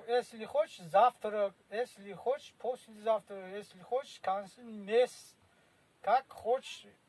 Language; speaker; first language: Russian; non-native, learner; Tajik